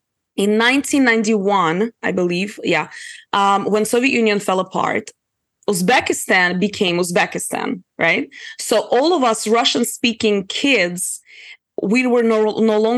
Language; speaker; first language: English; early bilingual, other home language; Russian